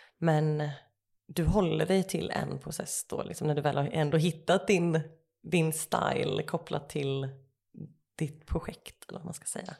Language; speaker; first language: Swedish; native; Swedish